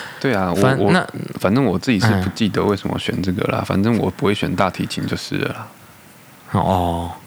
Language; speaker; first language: Chinese; native; Chinese